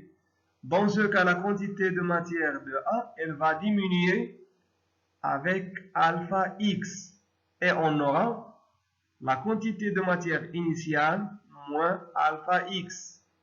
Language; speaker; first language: French; non-native, local second language; Arabic